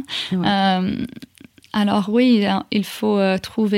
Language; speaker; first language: French; non-native, fluent; English